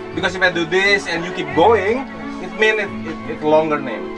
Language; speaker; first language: English; non-native, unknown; Indonesian